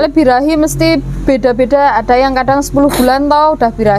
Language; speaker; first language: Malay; non-native, local second language; Javanese